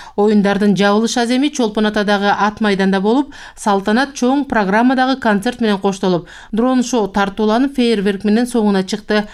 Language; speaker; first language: Kyrgyz; native; Kyrgyz